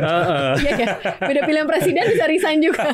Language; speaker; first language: Indonesian; native; Indonesian